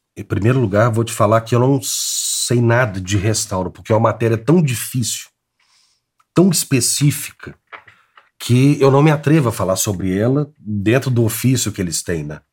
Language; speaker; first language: Portuguese; native; Portuguese